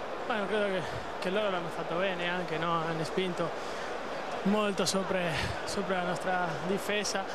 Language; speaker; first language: Italian; non-native, fluent; Spanish